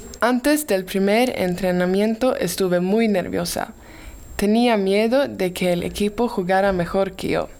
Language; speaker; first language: Spanish; non-native, learner; Swedish